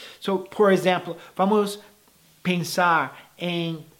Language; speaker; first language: Portuguese; non-native, fluent; English